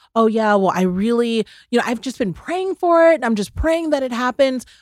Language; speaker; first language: English; early bilingual, other home language; Akan